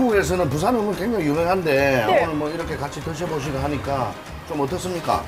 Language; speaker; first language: Korean; native; Korean